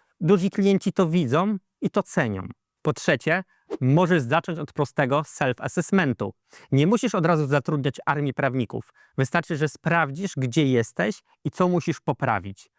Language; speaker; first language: Polish; native; Polish